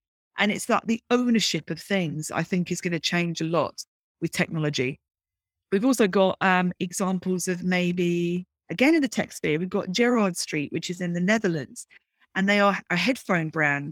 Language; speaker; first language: English; native; English